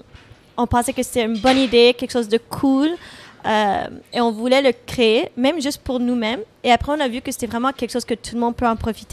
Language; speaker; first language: French; non-native, fluent; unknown